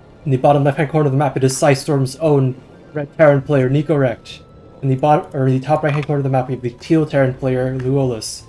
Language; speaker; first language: English; native; English